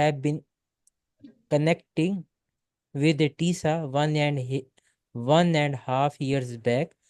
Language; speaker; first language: English; non-native, local second language; Urdu